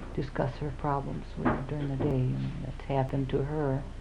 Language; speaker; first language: English; early bilingual, other home language; Finnish